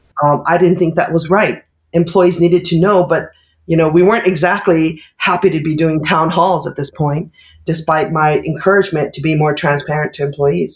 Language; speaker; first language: English; native; English